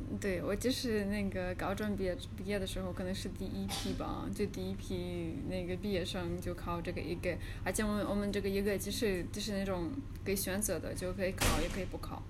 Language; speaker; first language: Chinese; non-native, fluent; Russian